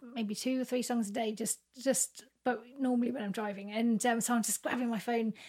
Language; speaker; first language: English; native; English